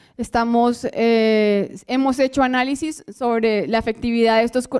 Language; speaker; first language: Spanish; native; Spanish